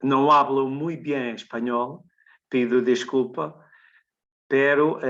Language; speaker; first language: Spanish; non-native, learner; Portuguese